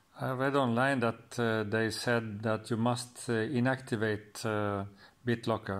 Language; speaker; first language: English; non-native, fluent; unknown